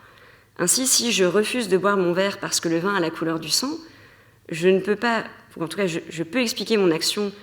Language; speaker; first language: French; native; French